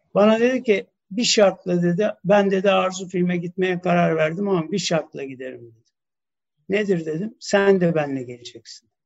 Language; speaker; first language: Turkish; early bilingual, heritage; Turkish